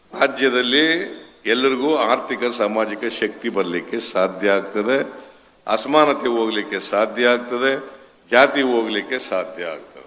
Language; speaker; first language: Kannada; native; Kannada